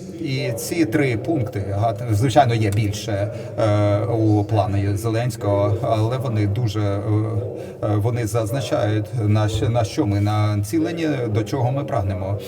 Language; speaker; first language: Ukrainian; non-native, learner; Lithuanian